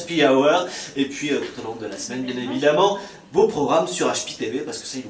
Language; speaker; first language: French; native; French